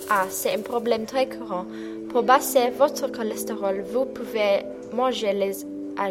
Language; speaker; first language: French; non-native, learner; English